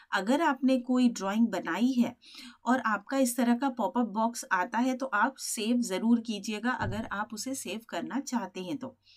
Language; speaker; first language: Hindi; native; Hindi